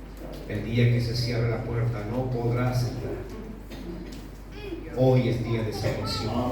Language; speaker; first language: Spanish; native; Spanish